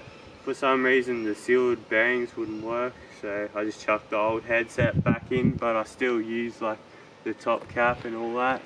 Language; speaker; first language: English; native; English